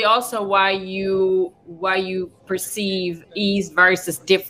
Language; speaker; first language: English; non-native, fluent; Dutch